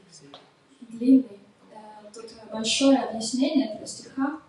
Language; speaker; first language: Russian; native; Russian